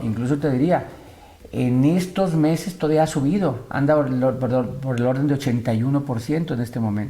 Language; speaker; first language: Spanish; native; Spanish